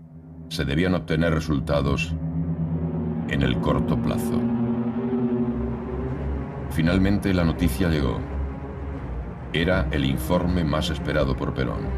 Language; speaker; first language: Spanish; native; Spanish